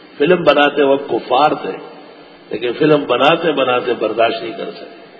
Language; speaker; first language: Urdu; non-native, local second language; Pashto